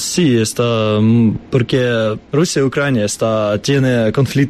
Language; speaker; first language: Spanish; non-native, learner; Russian